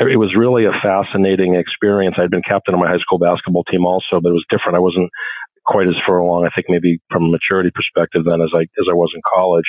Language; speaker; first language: English; native; English